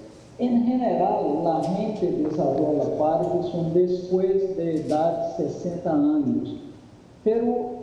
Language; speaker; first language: Spanish; non-native, fluent; Portuguese